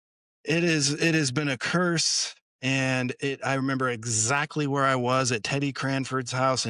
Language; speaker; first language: English; native; English